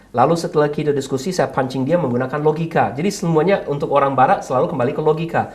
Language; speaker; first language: Indonesian; non-native, fluent; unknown